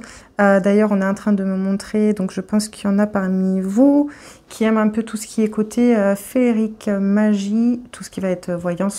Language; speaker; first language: French; native; French